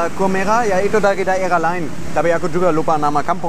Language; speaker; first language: Indonesian; non-native, fluent; German